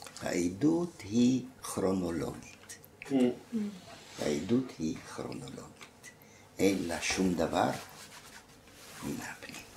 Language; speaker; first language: Hebrew; non-native, fluent; German